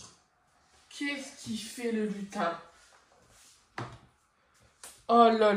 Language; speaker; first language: French; native; French